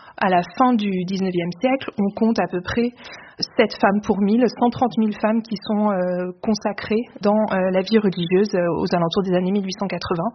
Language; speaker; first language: French; native; French